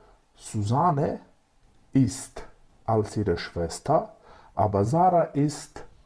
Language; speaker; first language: German; non-native, fluent; Macedonian